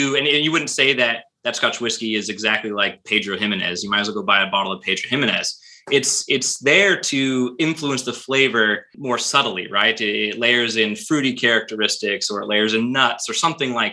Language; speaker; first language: English; native; English